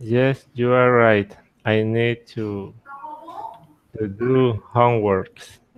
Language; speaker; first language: English; non-native, learner; Spanish